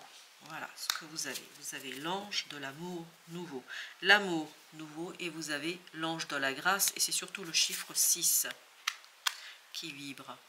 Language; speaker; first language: French; native; French